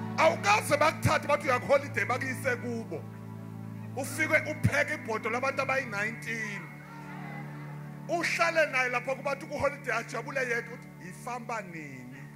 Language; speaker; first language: Zulu; non-native, local second language; Tsonga